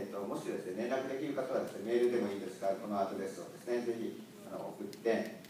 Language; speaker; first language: Japanese; native; Japanese